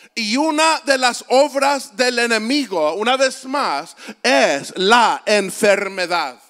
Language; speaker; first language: Spanish; native; Spanish